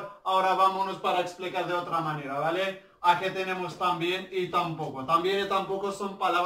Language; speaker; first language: Spanish; non-native, learner; Arabic